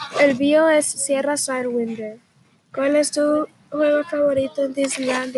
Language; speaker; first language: Spanish; early bilingual, heritage; Spanish